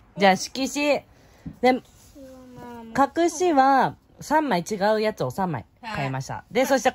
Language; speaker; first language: Japanese; native; Japanese